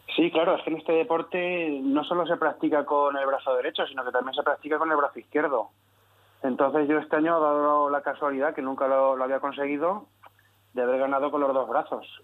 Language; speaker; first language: Spanish; native; Spanish